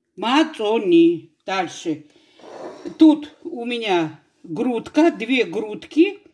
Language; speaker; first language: Russian; non-native, local second language; Georgian